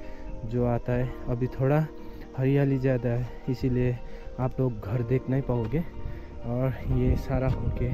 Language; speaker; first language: Hindi; non-native, local second language; Nepali